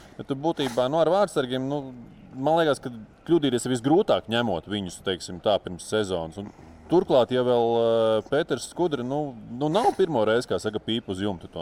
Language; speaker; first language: Latvian; native; Latvian